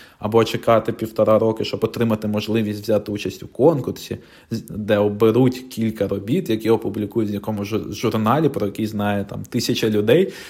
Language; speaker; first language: Ukrainian; non-native, local second language; Russian